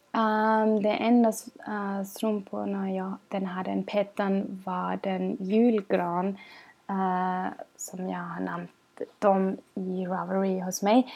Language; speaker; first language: Swedish; non-native, fluent; German